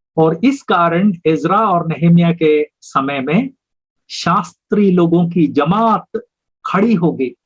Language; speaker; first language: Hindi; native; Hindi